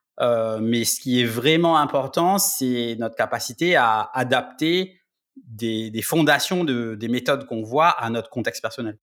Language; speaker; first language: French; native; French